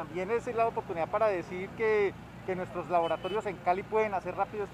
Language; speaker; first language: Spanish; native; Spanish